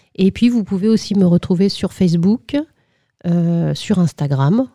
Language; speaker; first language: French; native; French